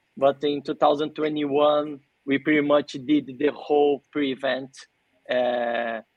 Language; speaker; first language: English; non-native, fluent; Portuguese